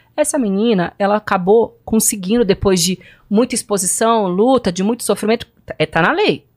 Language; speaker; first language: Portuguese; native; Portuguese